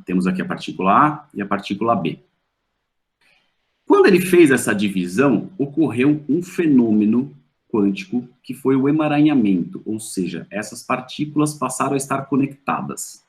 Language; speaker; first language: Portuguese; native; Portuguese